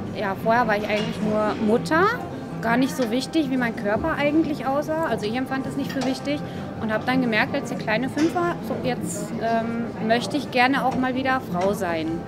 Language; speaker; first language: German; native; German